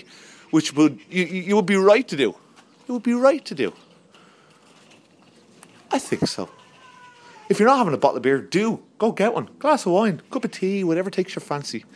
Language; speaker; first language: English; native; English